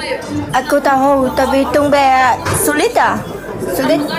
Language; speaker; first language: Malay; non-native, learner; Vietnamese